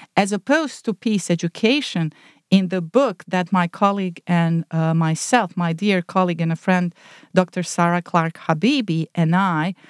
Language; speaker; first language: English; non-native, fluent; Bosnian